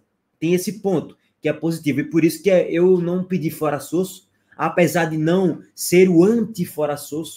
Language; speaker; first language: Portuguese; native; Portuguese